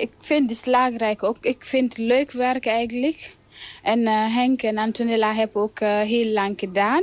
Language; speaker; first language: Dutch; non-native, learner; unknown